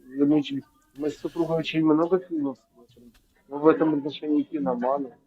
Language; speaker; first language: Russian; native; Russian